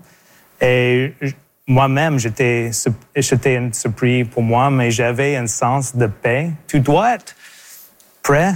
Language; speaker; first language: French; native; French